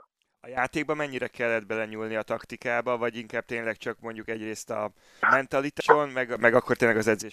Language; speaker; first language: Hungarian; native; Hungarian